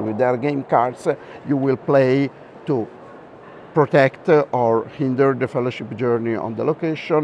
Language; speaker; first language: English; non-native, fluent; Italian